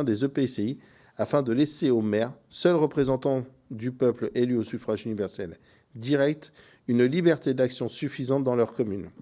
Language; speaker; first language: French; native; French